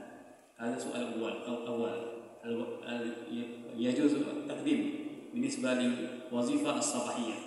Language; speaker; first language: Arabic; non-native, fluent; Indonesian